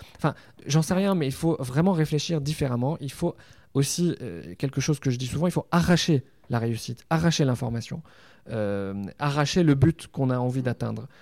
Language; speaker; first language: French; non-native, local second language; Arabic